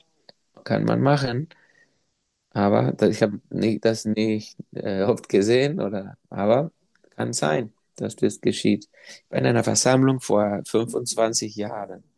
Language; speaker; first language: German; non-native, fluent; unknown